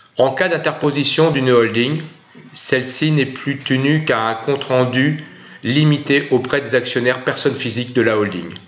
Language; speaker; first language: French; native; French